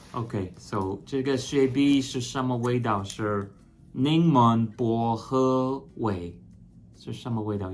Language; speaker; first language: Chinese; non-native, fluent; English